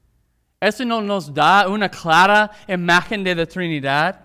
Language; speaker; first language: Spanish; non-native, fluent; English